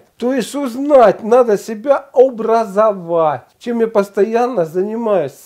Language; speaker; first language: Russian; native; Russian